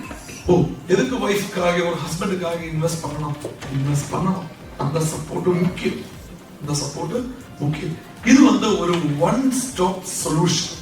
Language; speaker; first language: Tamil; non-native, local second language; Malayalam